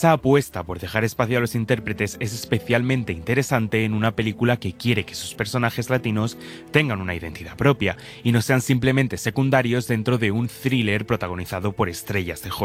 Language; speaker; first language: Spanish; native; Spanish